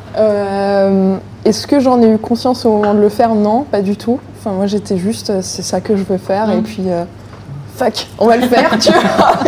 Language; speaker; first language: French; native; French